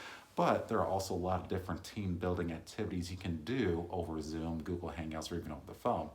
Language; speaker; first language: English; native; English